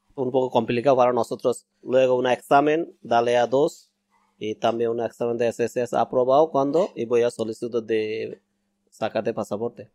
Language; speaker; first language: Spanish; non-native, learner; Bangla